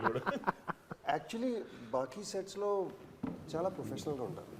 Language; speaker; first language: Telugu; early bilingual, heritage; Telugu